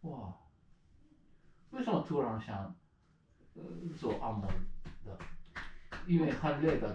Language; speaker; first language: Chinese; non-native, learner; Japanese